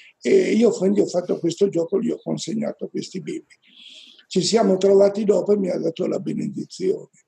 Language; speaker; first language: Italian; native; Italian